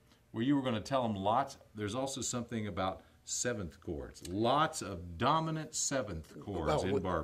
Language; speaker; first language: English; native; English